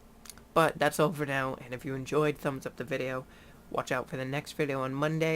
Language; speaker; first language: English; native; English